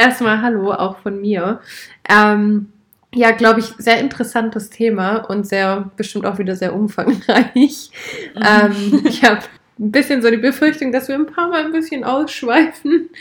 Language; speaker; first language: German; native; German